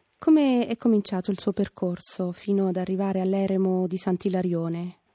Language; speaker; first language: Italian; native; Italian